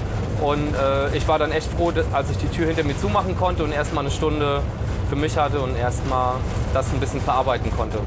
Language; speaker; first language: German; native; German